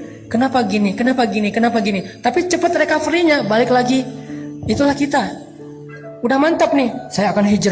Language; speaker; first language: Indonesian; native; Indonesian